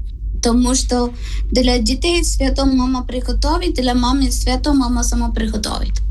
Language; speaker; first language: Ukrainian; non-native, learner; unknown